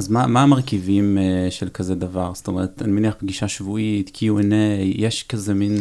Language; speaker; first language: Hebrew; native; Hebrew